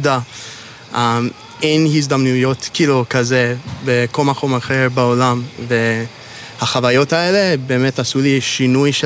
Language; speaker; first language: Hebrew; non-native, fluent; English